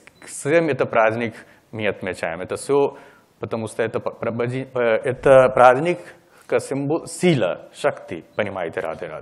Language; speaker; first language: Russian; non-native, learner; Hindi